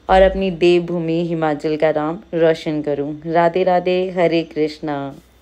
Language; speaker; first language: Hindi; native; Hindi